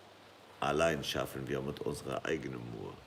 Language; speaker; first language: German; non-native, fluent; Kurdish